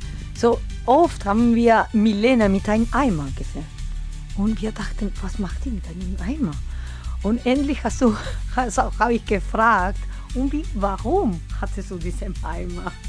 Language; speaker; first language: German; non-native, learner; Spanish